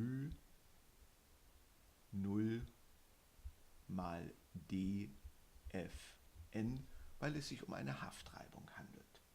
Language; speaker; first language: German; native; German